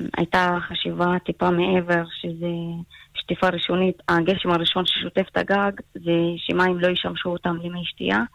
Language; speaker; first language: Hebrew; non-native, local second language; Arabic